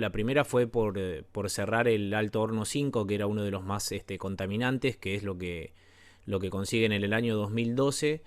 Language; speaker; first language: Spanish; native; Spanish